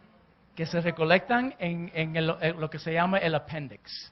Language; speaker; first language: Spanish; early bilingual, heritage; Spanish